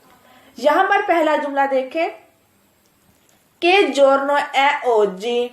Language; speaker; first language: Italian; non-native, fluent; Urdu